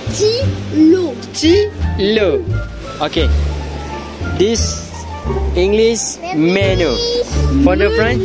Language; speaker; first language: English; non-native, learner; Malay